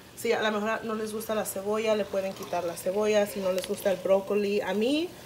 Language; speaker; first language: Spanish; early bilingual, other home language; English